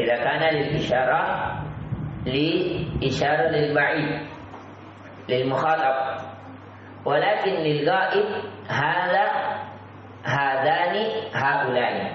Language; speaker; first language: Arabic; non-native, fluent; Indonesian